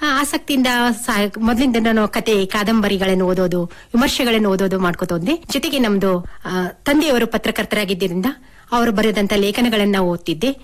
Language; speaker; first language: Kannada; native; Kannada